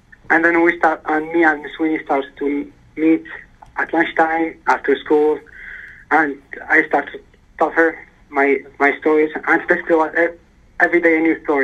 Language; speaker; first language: English; early bilingual, other home language; Arabic